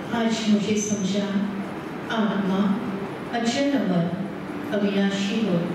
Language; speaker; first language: Hindi; non-native, local second language; Marathi